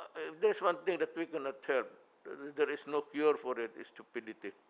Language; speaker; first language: English; non-native, local second language; Filipino